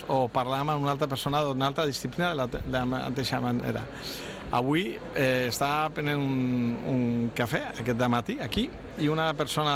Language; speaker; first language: Catalan; non-native, local second language; Spanish